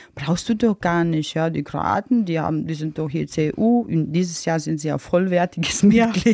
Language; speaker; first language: German; non-native, fluent; Bosnian